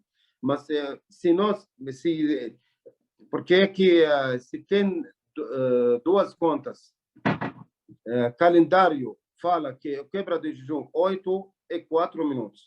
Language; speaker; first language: Portuguese; non-native, learner; Arabic